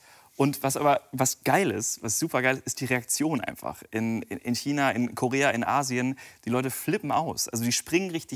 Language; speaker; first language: German; native; German